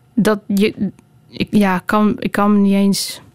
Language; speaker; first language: Dutch; native; Dutch